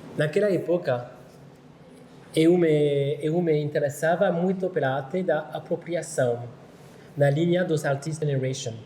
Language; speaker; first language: Portuguese; non-native, learner; French